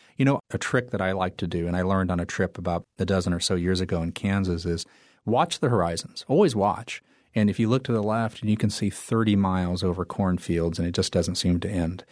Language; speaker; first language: English; native; English